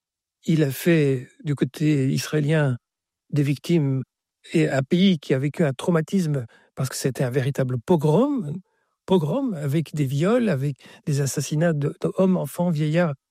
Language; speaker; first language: French; native; French